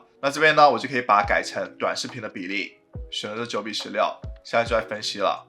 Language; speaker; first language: Chinese; native; Chinese